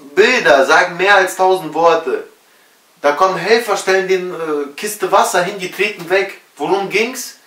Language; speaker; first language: German; early bilingual, other home language; Russian